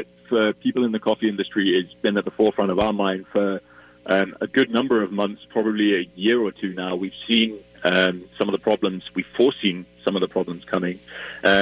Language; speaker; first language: English; native; English